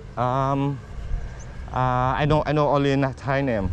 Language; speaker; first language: English; non-native, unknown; Thai